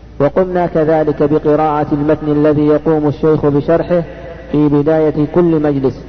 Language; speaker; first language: Arabic; native; Arabic